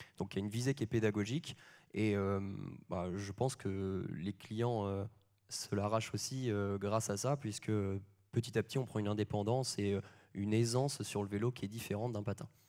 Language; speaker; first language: French; native; French